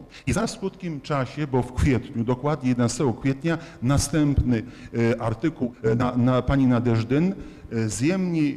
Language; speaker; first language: Polish; native; Polish